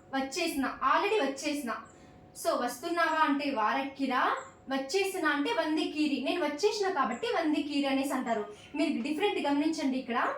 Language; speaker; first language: Telugu; non-native, local second language; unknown